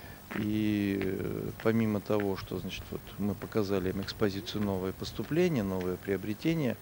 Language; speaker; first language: Russian; native; Russian